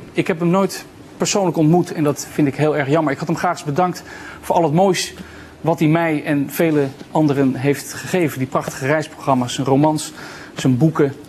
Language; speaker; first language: Dutch; native; Dutch